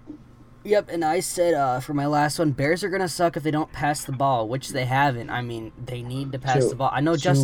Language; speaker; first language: English; native; English